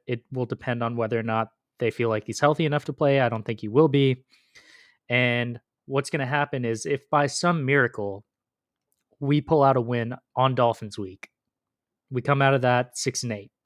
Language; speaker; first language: English; native; English